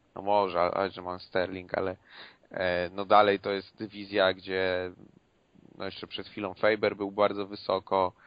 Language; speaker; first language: Polish; native; Polish